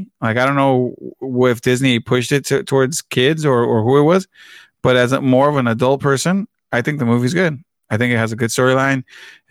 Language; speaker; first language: English; early bilingual, other home language; Spanish